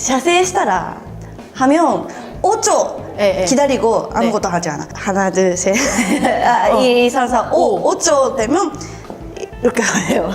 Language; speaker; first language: Korean; non-native, learner; Japanese